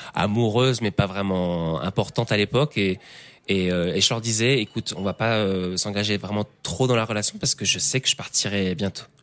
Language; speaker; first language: French; native; French